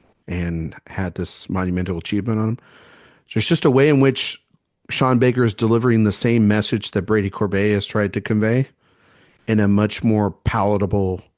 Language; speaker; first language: English; native; English